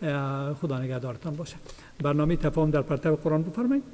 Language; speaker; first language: Persian; native; Persian